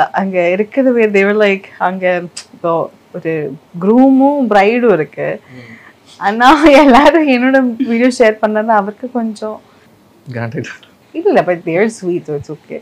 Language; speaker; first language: Tamil; non-native, learner; Malayalam